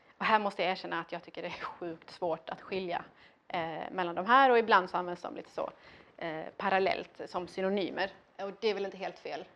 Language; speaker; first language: Swedish; early bilingual, other home language; Arabic